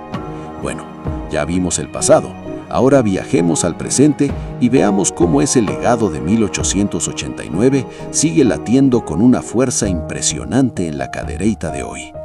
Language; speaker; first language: Spanish; native; Spanish